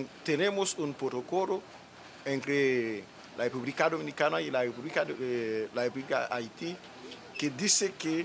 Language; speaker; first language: Spanish; non-native, learner; Haitian Creole